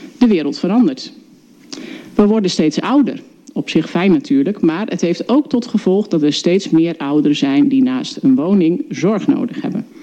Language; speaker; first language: Dutch; native; Dutch